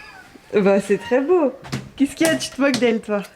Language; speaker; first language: French; native; French